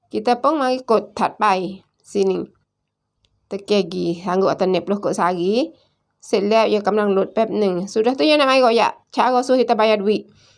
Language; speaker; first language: Malay; native; Malay